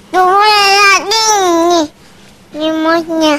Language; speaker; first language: Indonesian; native; Indonesian